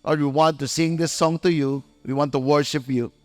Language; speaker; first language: English; non-native, local second language; Filipino